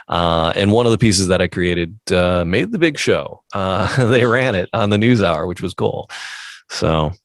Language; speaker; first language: English; native; English